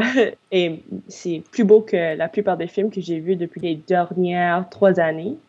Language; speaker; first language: French; non-native, local second language; English